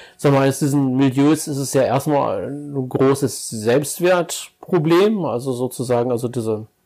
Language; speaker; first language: German; native; German